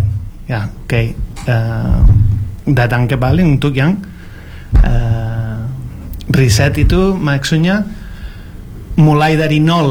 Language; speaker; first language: Indonesian; non-native, learner; Spanish